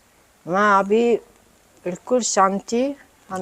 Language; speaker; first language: Hindi; non-native, learner; Italian